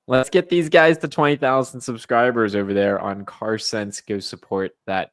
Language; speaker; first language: English; native; English